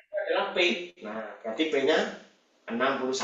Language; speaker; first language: Indonesian; native; Indonesian